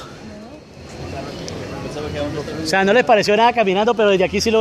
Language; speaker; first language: Spanish; native; Spanish